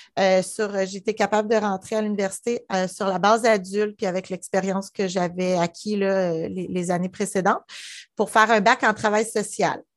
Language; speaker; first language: French; native; French